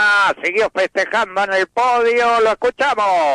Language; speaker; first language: Spanish; native; Spanish